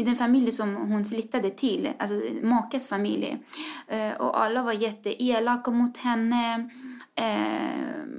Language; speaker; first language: Swedish; non-native, fluent; Persian